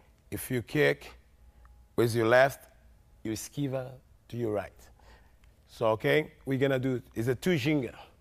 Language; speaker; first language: English; non-native, fluent; Portuguese